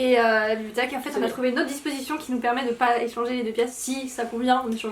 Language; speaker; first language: French; native; French